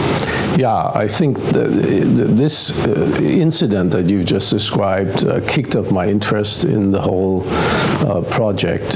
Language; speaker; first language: English; non-native, fluent; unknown